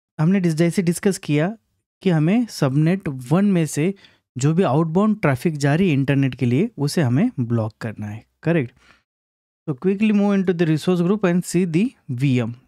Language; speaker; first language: Hindi; non-native, local second language; Marathi